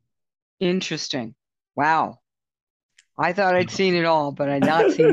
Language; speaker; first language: English; native; English